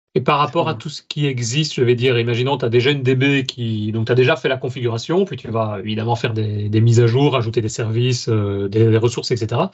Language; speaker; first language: French; native; French